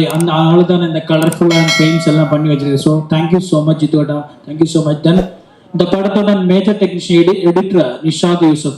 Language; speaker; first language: Tamil; non-native, learner; Malayalam